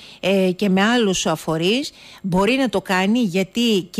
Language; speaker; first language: Greek; native; Greek